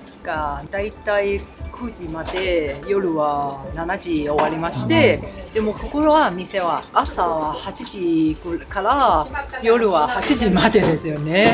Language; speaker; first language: Japanese; non-native, learner; Cantonese